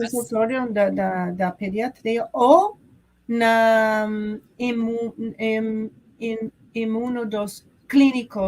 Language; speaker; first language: Portuguese; non-native, learner; English